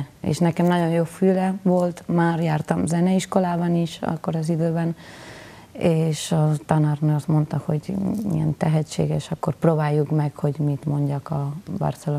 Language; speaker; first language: Hungarian; non-native, learner; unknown